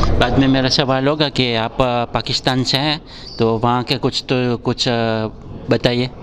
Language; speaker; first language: Urdu; non-native, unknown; Gujarati